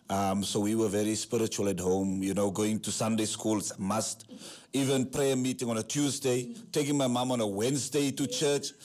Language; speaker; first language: English; non-native, local second language; Afrikaans